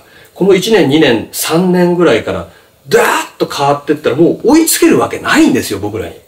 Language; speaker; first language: Japanese; native; Japanese